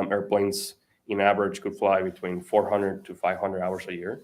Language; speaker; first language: English; non-native, fluent; Spanish